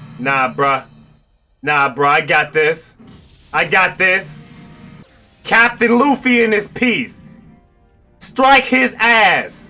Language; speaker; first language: English; native; English